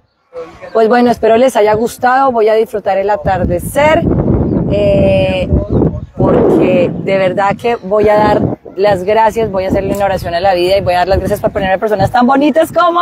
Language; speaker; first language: Spanish; native; Spanish